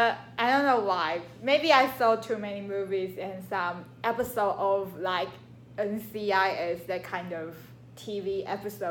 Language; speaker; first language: English; non-native, learner; Chinese